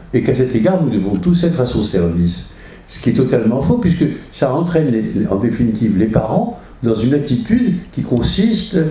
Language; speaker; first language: French; early bilingual, other home language; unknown